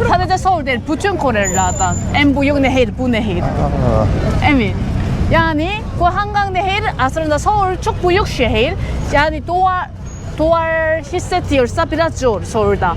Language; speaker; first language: Turkish; non-native, learner; Korean